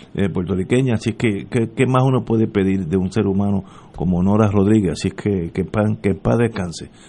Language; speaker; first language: Spanish; early bilingual, heritage; Spanish